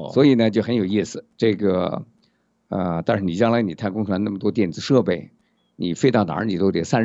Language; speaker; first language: Chinese; native; Chinese